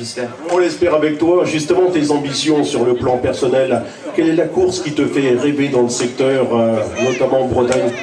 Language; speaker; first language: French; native; French